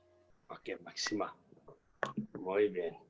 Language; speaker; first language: Spanish; non-native, learner; Tibetan